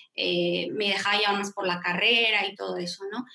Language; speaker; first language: Spanish; native; Spanish